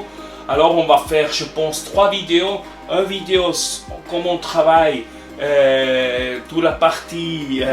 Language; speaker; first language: French; non-native, learner; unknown